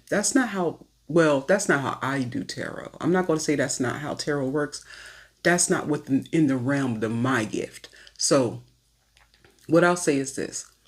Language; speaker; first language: English; native; English